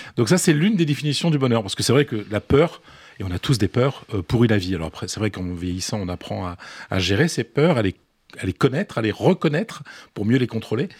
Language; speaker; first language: French; native; French